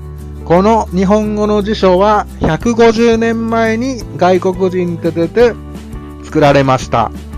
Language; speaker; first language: Japanese; non-native, fluent; Thai